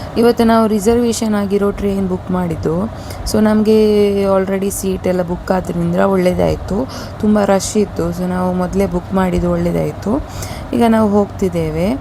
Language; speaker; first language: Kannada; non-native, local second language; Malayalam